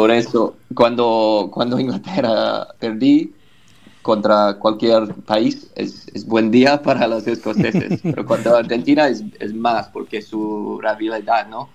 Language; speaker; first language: Spanish; non-native, learner; English